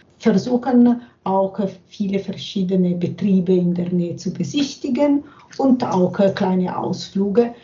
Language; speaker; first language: German; non-native, fluent; Italian